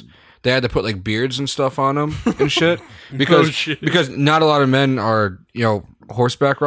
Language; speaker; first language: English; native; English